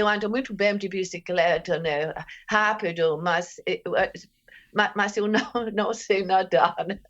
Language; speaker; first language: Portuguese; non-native, fluent; English